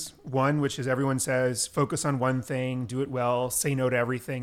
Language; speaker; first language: English; native; English